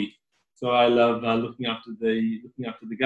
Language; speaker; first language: English; native; English